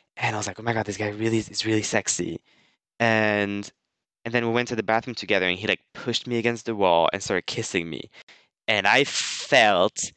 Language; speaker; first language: English; non-native, fluent; French